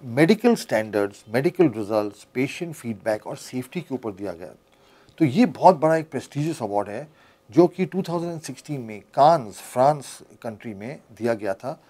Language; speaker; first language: Hindi; native; Hindi